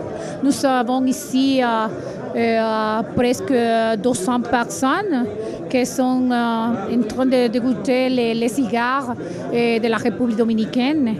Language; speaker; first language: French; non-native, learner; Spanish